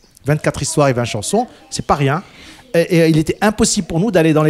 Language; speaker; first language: French; non-native, local second language; Arabic